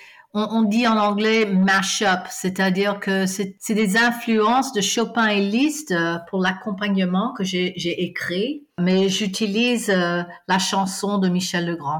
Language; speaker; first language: French; non-native, fluent; English